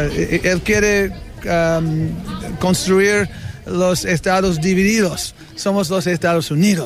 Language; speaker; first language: Spanish; non-native, fluent; English